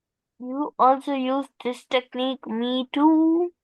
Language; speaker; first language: English; non-native, local second language; Urdu